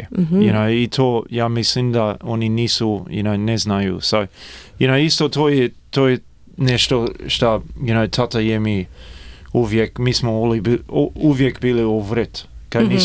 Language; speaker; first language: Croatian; early bilingual, heritage; Croatian